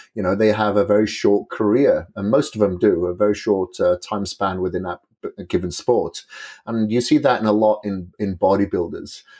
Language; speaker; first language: English; native; English